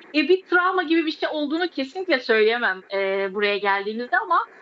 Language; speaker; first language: Turkish; early bilingual, other home language; Azerbaijani